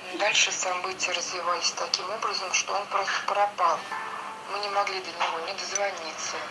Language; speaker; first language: Russian; native; Russian